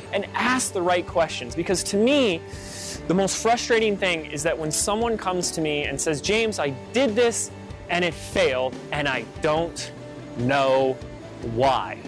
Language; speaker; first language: English; native; English